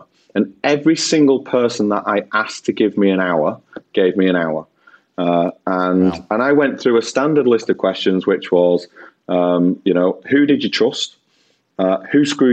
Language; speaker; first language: English; native; English